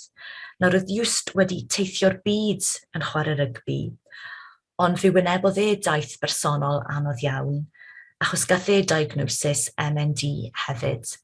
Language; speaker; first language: Welsh; native; Welsh